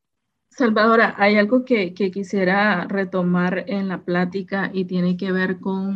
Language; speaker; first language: Spanish; native; Spanish